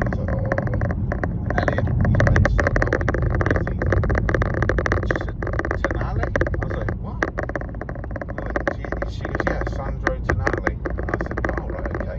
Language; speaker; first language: English; native; English